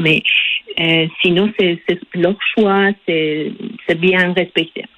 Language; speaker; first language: French; non-native, local second language; Persian